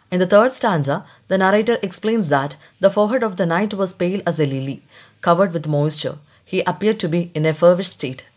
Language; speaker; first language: English; non-native, local second language; Malayalam